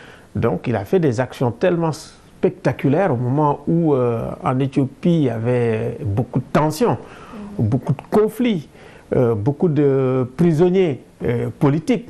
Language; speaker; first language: French; non-native, local second language; Wolof